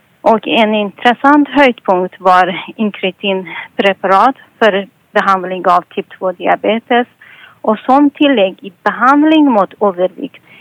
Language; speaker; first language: Swedish; non-native, fluent; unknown